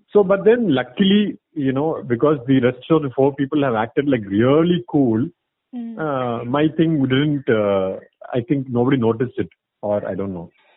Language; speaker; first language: English; non-native, local second language; Tamil